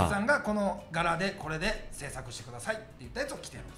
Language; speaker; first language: Japanese; native; Japanese